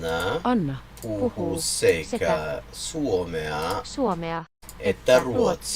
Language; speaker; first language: Finnish; non-native, learner; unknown